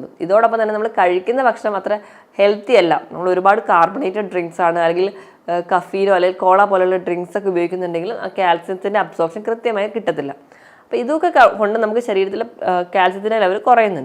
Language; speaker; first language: Malayalam; native; Malayalam